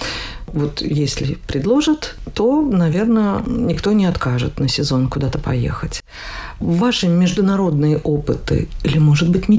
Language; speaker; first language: Russian; native; Russian